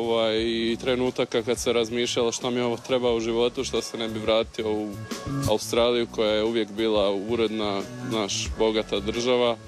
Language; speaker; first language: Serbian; early bilingual, heritage; Croatian